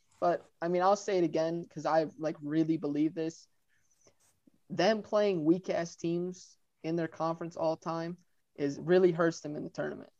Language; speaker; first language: English; native; English